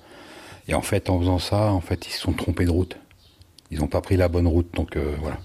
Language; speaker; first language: French; native; French